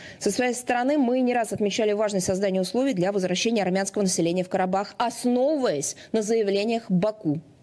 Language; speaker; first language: Russian; native; Russian